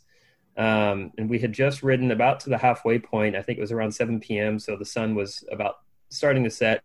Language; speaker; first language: English; native; English